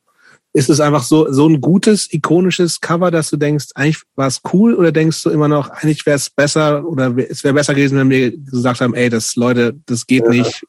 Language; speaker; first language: German; native; German